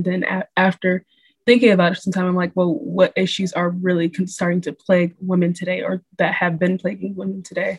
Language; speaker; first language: English; native; English